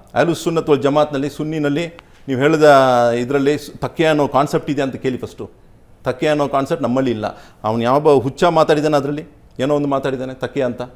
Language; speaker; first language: Kannada; non-native, local second language; Tamil